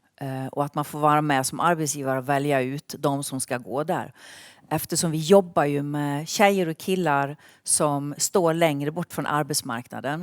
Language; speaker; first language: Swedish; native; Swedish